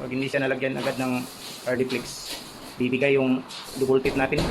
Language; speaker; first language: Filipino; non-native, local second language; Cebuano